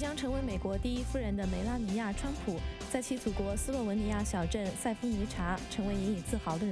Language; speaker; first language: Chinese; native; Chinese